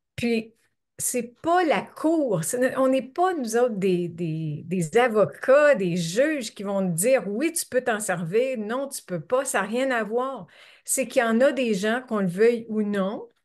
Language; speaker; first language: French; native; French